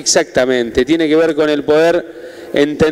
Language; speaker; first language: Spanish; native; Spanish